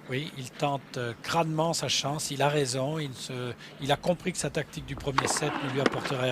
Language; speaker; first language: French; native; French